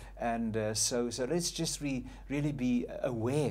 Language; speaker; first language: English; non-native, local second language; Afrikaans